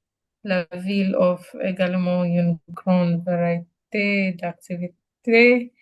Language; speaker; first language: French; non-native, learner; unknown